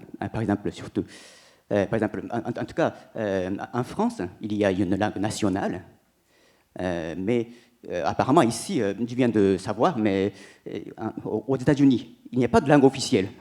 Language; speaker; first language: French; non-native, fluent; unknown